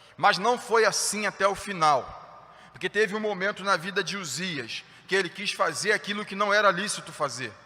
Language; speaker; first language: Portuguese; native; Portuguese